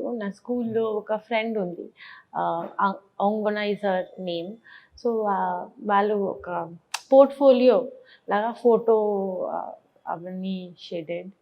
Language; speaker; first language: Telugu; non-native, learner; Bangla